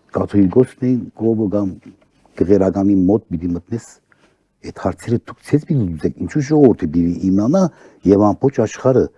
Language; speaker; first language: Armenian; early bilingual, heritage; Armenian